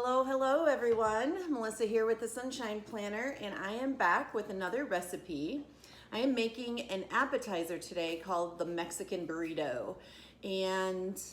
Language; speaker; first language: English; native; English